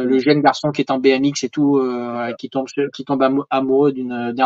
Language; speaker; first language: French; native; French